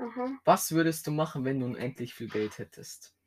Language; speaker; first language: German; native; German